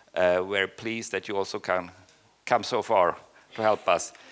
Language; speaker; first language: English; non-native, fluent; Swedish